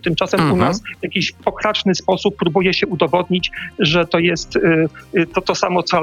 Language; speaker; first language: Polish; native; Polish